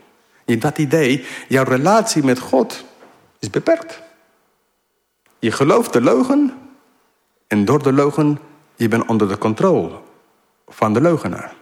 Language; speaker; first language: Dutch; non-native, fluent; English